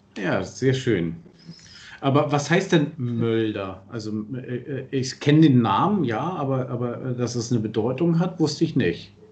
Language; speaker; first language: German; native; German